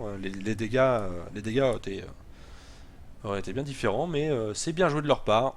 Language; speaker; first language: French; native; French